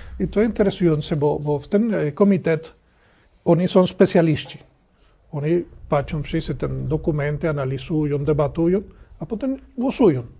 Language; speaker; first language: Polish; non-native, learner; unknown